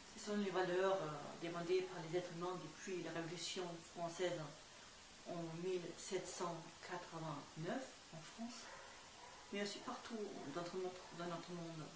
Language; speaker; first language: French; non-native, fluent; German